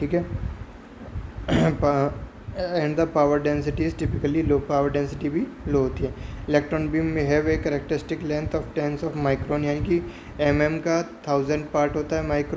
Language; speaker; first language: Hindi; native; Hindi